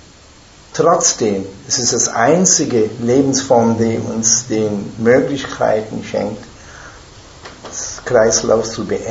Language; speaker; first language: German; non-native, fluent; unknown